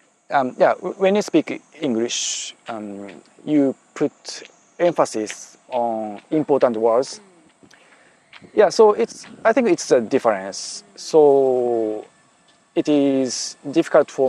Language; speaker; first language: English; non-native, fluent; Japanese